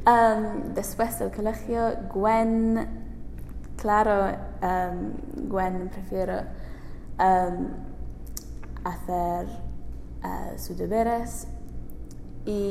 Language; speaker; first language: Spanish; non-native, learner; English